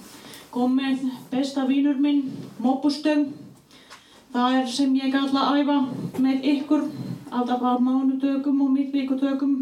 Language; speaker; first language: Icelandic; non-native, learner; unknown